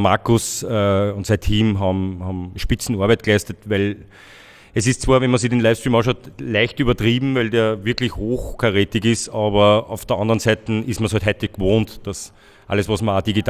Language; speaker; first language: German; native; German